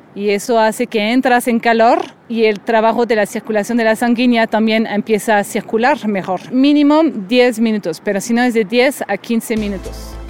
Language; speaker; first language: Spanish; non-native, fluent; French